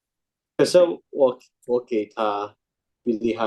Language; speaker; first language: Chinese; non-native, learner; Indonesian